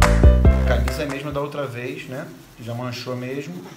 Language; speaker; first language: Portuguese; native; Portuguese